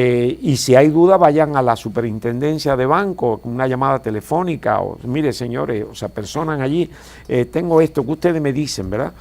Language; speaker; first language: Spanish; native; Spanish